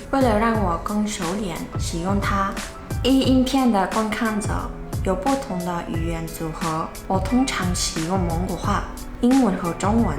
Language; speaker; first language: Chinese; non-native, fluent; Mongolian